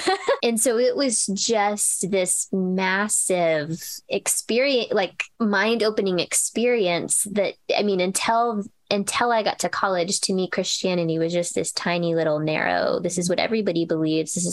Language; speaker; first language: English; native; English